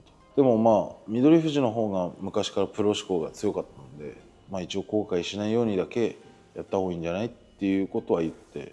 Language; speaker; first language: Japanese; native; Japanese